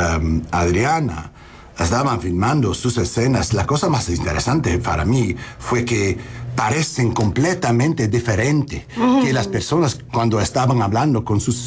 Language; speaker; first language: Spanish; non-native, learner; English